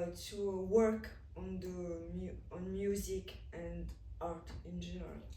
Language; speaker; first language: English; non-native, fluent; French